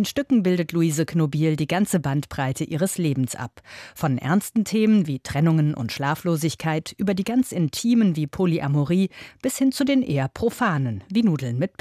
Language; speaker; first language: German; native; German